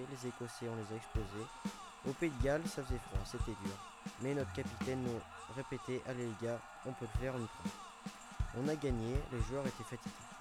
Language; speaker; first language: French; native; French